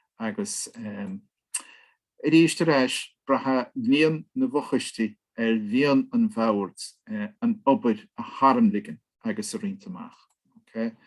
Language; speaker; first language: Irish; native; Irish